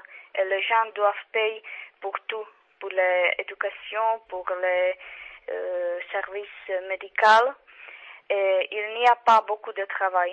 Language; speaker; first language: French; non-native, learner; Czech